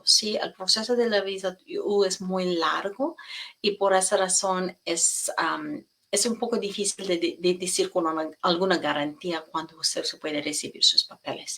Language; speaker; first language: Spanish; non-native, fluent; English